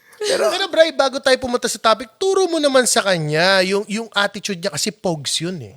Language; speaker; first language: Filipino; native; Filipino